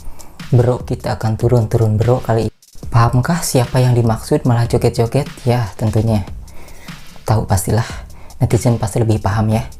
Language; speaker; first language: Indonesian; native; Indonesian